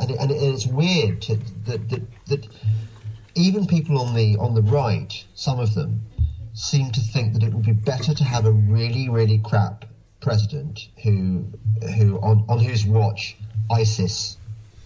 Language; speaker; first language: English; native; English